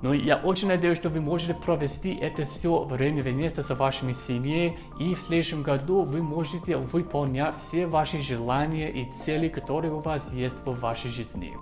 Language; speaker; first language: Russian; non-native, fluent; English